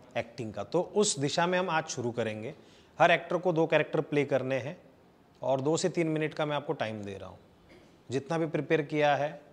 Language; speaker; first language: Hindi; native; Hindi